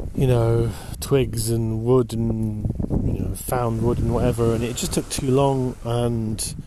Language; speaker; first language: English; native; English